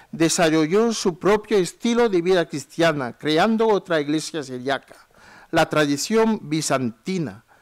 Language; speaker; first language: Spanish; non-native, fluent; French